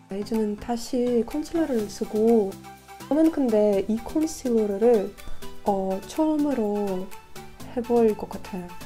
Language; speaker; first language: Korean; non-native, learner; Russian